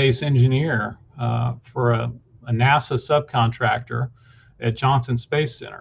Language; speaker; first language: English; native; English